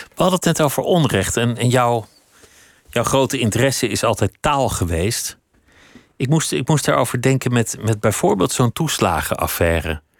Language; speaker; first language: Dutch; native; Dutch